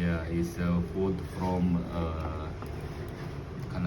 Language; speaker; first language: English; non-native, learner; Indonesian